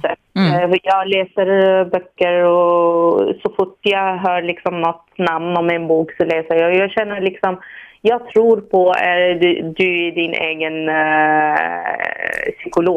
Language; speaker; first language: Swedish; non-native, fluent; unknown